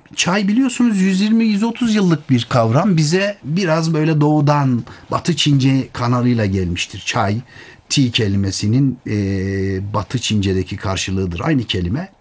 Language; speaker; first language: Turkish; native; Turkish